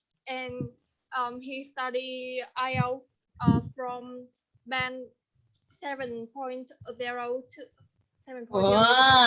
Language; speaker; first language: English; non-native, learner; Vietnamese